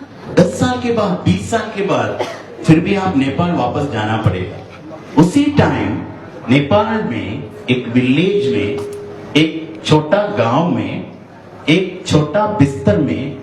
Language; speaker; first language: Hindi; non-native, fluent; Bangla